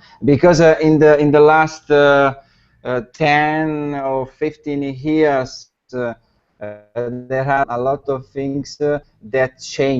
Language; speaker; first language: English; non-native, learner; Italian